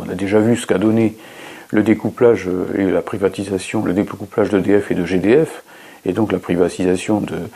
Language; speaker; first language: French; native; French